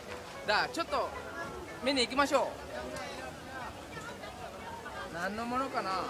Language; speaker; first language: Japanese; non-native, learner; Indonesian